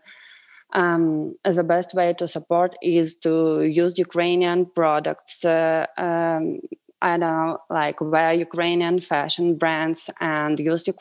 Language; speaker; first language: English; non-native, fluent; Ukrainian